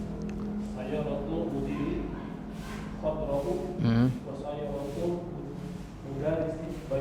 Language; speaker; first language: Arabic; non-native, learner; Indonesian